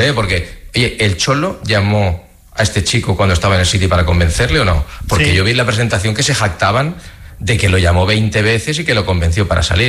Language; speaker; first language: Spanish; native; Spanish